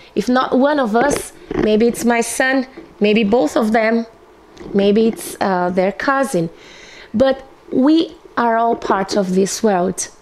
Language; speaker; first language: English; non-native, fluent; Portuguese